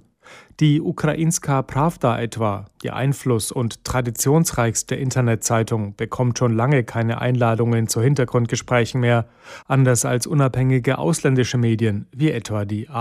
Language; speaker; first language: German; native; German